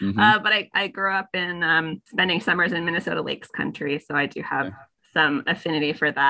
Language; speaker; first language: English; native; English